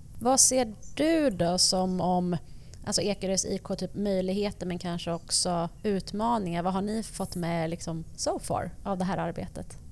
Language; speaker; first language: Swedish; native; Swedish